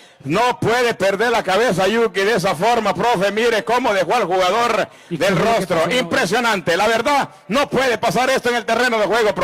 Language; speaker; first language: Spanish; native; Spanish